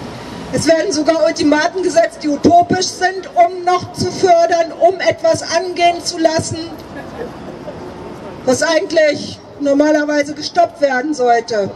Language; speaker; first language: German; native; German